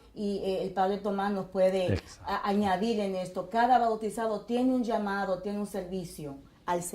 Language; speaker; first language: Spanish; native; Spanish